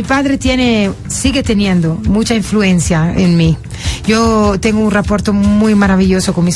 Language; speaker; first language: Spanish; non-native, fluent; Italian